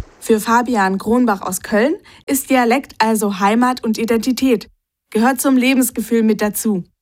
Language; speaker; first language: German; native; German